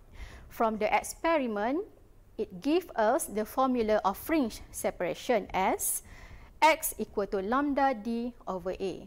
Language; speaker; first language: English; non-native, local second language; Malay